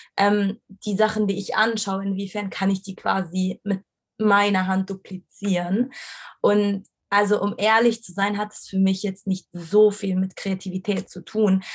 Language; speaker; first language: German; non-native, fluent; Arabic